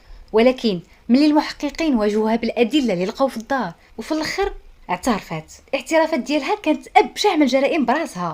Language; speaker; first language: Arabic; native; Arabic